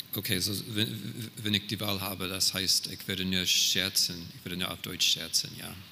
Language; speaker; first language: German; non-native, fluent; English